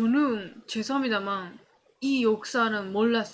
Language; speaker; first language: Korean; non-native, fluent; Japanese